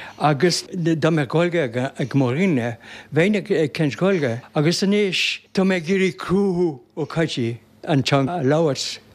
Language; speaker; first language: Irish; non-native, fluent; French